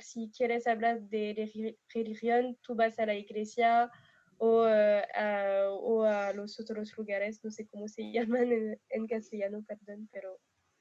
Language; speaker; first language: Spanish; non-native, fluent; French